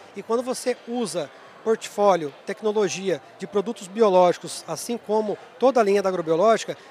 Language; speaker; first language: Portuguese; native; Portuguese